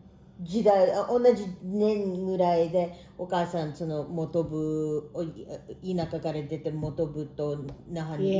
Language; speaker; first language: Japanese; early bilingual, heritage; Japanese